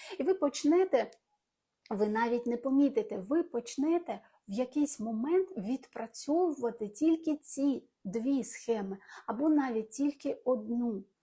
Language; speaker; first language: Ukrainian; non-native, local second language; Russian